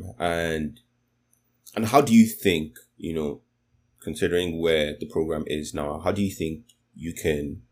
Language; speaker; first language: English; non-native, local second language; Yoruba